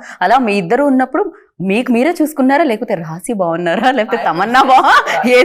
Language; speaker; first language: Telugu; native; Telugu